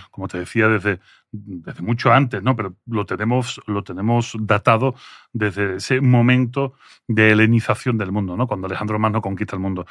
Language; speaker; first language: Spanish; early bilingual, other home language; French